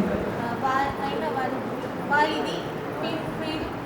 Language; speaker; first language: Arabic; non-native, learner; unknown